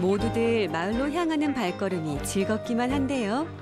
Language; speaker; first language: Korean; native; Korean